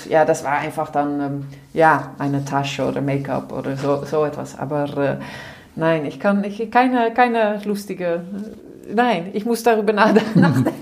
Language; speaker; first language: German; non-native, fluent; Dutch